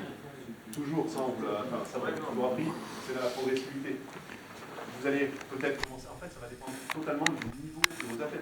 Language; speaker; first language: French; native; French